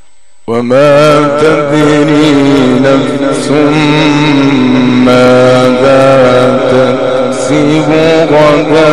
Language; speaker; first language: Arabic; native; Arabic